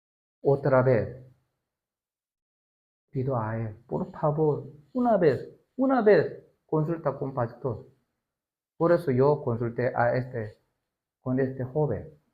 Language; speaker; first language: Spanish; non-native, learner; Korean